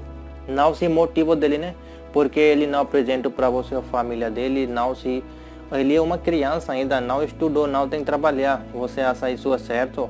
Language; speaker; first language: Portuguese; non-native, learner; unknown